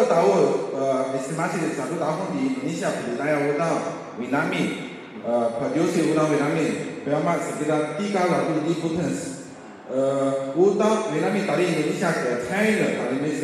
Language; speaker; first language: Indonesian; non-native, learner; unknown